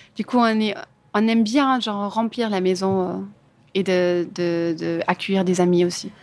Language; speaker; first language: French; non-native, fluent; German